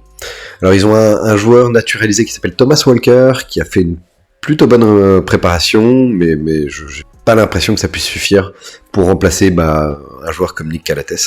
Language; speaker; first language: French; native; French